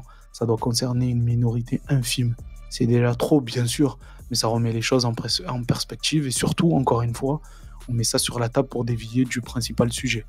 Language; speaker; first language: French; native; French